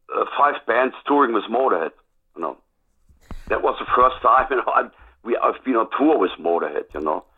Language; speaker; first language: English; non-native, fluent; German